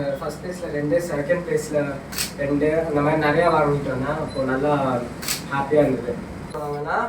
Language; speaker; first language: Tamil; native; Tamil